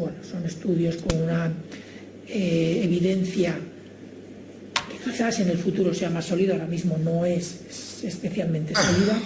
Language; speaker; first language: Spanish; native; Spanish